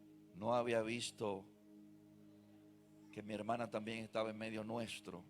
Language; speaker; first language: Spanish; native; Spanish